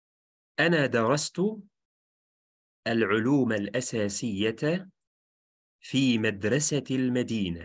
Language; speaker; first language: Arabic; non-native, fluent; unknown